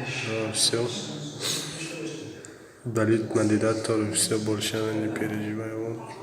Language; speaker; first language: Russian; non-native, learner; Tajik